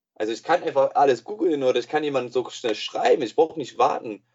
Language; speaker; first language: German; non-native, fluent; English